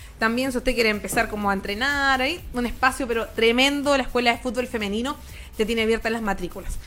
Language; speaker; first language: Spanish; native; Spanish